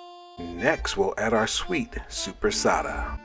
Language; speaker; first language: English; native; English